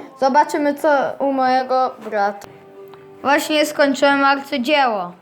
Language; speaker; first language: Polish; early bilingual, heritage; Polish